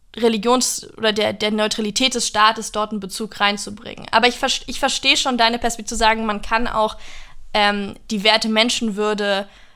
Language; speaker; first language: German; non-native, fluent; English